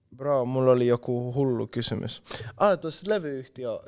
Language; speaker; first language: Finnish; non-native, fluent; Spanish